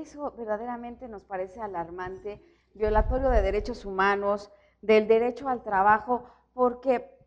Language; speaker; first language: Spanish; native; Spanish